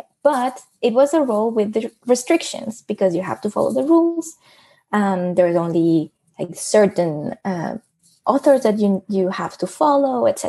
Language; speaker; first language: English; non-native, fluent; Spanish